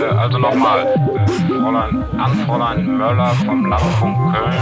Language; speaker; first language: German; native; German